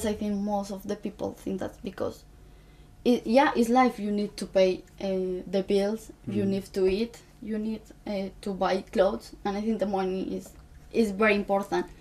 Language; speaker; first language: English; non-native, fluent; Spanish